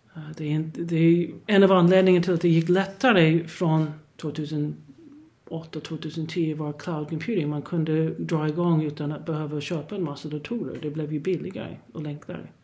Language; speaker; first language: Swedish; non-native, fluent; English